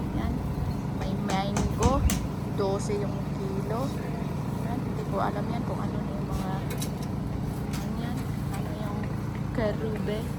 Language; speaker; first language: Filipino; native; Filipino